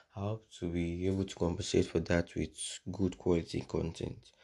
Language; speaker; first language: English; non-native, local second language; Yoruba